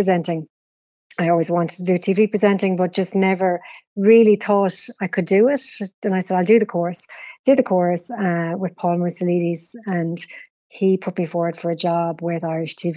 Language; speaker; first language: English; native; English